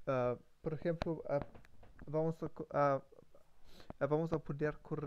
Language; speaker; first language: Spanish; non-native, learner; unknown